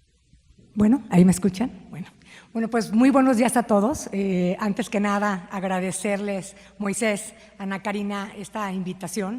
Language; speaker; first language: Spanish; native; Spanish